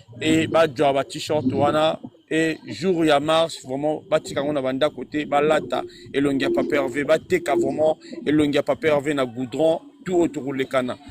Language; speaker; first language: Lingala; native; Lingala